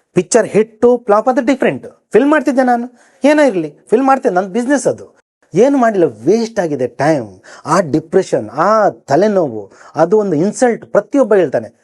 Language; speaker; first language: Kannada; native; Kannada